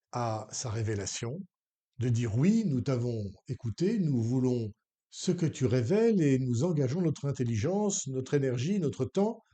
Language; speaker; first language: French; native; French